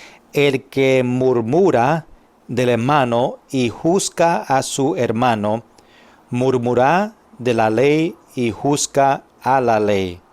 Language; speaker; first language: Spanish; non-native, fluent; English